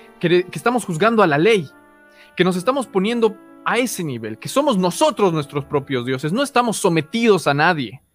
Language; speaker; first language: Spanish; native; Spanish